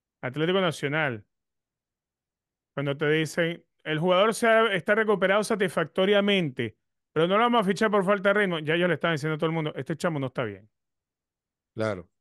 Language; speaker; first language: Spanish; native; Spanish